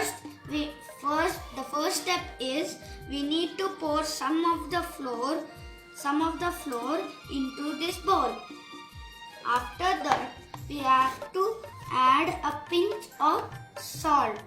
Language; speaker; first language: English; non-native, local second language; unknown